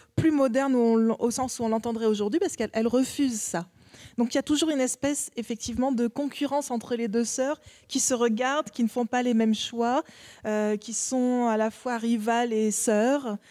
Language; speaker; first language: French; native; French